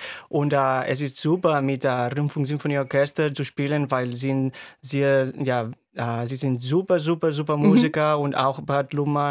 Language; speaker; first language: German; non-native, fluent; Spanish